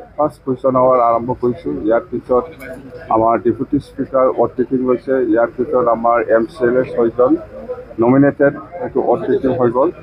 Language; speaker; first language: Assamese; non-native, local second language; Bodo